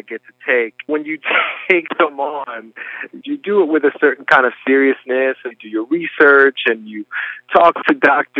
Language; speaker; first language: English; native; English